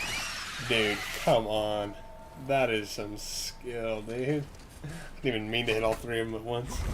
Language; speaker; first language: English; native; English